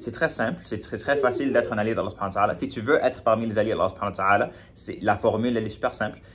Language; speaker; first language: French; native; French